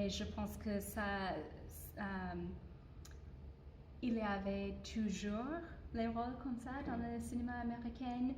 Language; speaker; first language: French; non-native, fluent; English